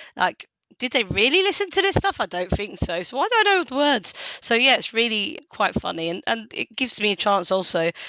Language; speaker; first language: English; native; English